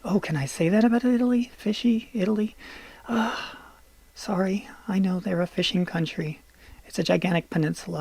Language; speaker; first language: English; native; English